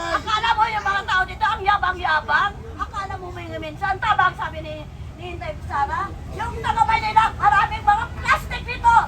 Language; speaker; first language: Filipino; non-native, local second language; Cebuano